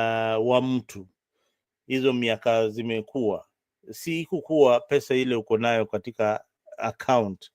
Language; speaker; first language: Swahili; non-native, local second language; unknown